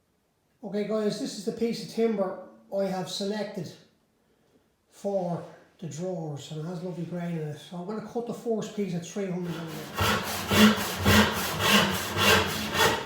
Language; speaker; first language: English; native; English